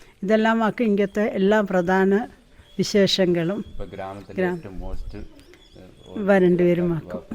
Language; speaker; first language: Malayalam; non-native, local second language; Tamil